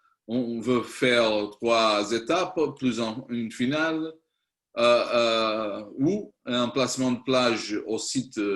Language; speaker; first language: French; non-native, learner; Spanish